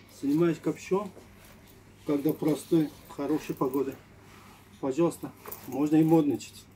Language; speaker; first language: Russian; non-native, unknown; Turkish